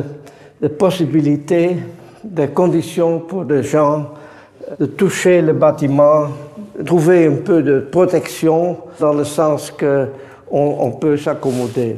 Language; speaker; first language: French; non-native, fluent; Dutch